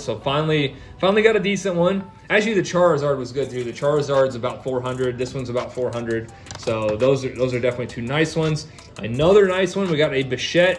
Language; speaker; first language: English; native; English